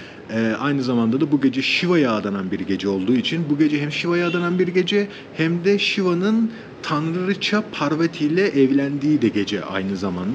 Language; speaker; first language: Turkish; native; Turkish